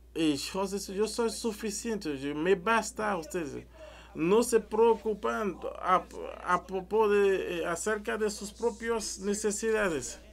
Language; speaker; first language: Spanish; non-native, learner; French